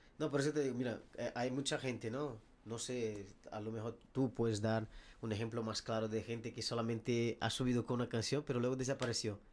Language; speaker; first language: Spanish; non-native, fluent; Portuguese